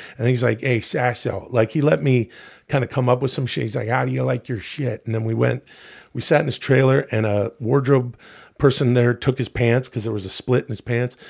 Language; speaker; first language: English; native; English